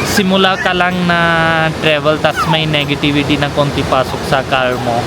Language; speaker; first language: Filipino; non-native, learner; Punjabi